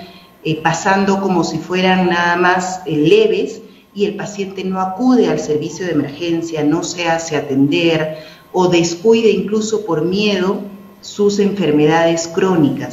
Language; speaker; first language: Spanish; native; Spanish